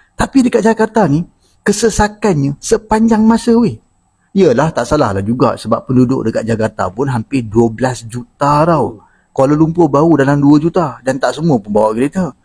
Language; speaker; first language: Malay; native; Malay